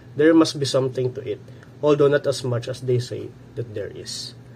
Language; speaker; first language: English; non-native, local second language; Filipino